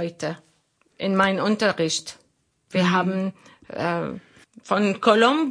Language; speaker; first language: German; non-native, learner; Arabic